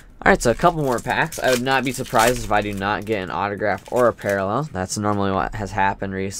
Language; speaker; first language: English; native; English